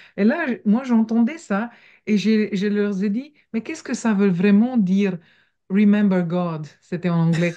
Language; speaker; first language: French; non-native, fluent; Romanian